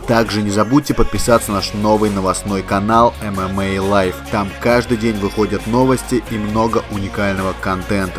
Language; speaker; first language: Russian; native; Russian